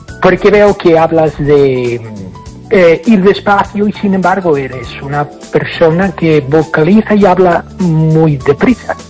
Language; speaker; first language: Spanish; non-native, fluent; English